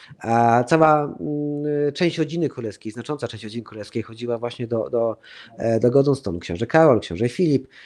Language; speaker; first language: Polish; early bilingual, heritage; Polish